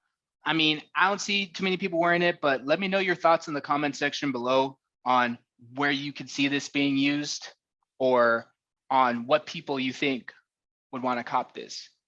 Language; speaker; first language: English; native; English